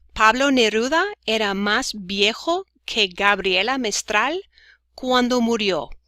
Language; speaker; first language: Spanish; non-native, fluent; English